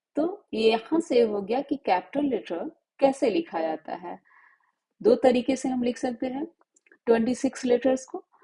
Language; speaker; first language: Hindi; native; Hindi